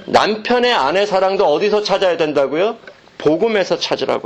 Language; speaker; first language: Korean; native; Korean